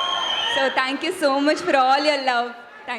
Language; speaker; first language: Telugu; non-native, learner; Tamil